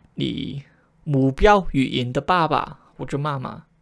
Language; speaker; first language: Chinese; non-native, fluent; English